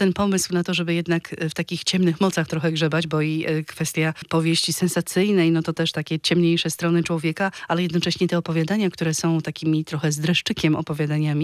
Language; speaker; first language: Polish; native; Polish